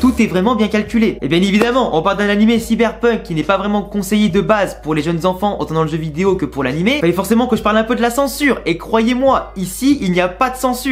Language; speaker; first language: French; native; French